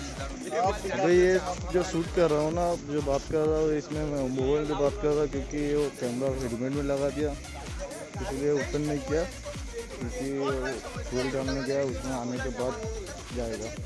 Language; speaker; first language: Hindi; non-native, local second language; Bangla